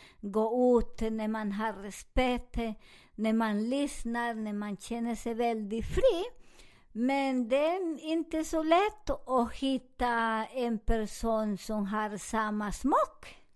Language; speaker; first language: Swedish; non-native, learner; Spanish